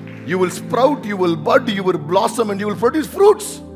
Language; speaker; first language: English; non-native, local second language; Tamil